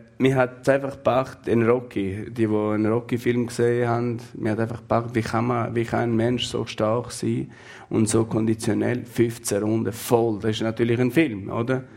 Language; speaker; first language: German; non-native, fluent; Albanian